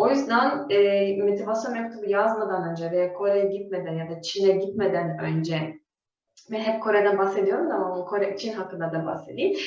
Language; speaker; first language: Turkish; non-native, fluent; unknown